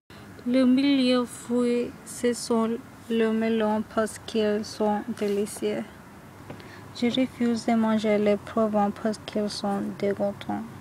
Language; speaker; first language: French; non-native, learner; English